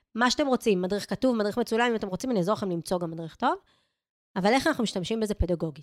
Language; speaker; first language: Hebrew; native; Hebrew